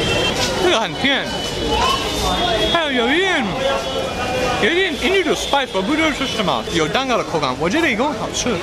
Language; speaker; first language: Chinese; non-native, learner; English